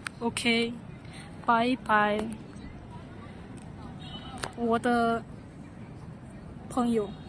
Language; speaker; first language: Chinese; non-native, fluent; Mongolian